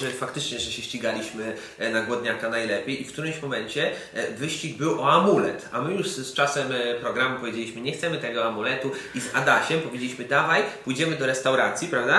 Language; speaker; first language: Polish; native; Polish